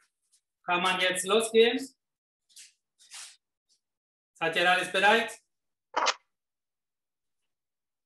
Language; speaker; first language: German; non-native, fluent; Italian